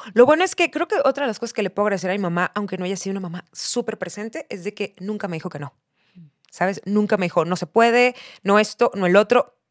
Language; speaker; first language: Spanish; native; Spanish